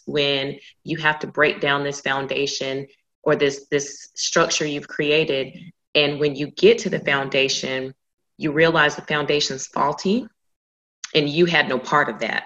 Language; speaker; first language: English; native; English